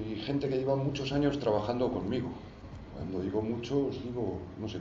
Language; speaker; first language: Spanish; native; Spanish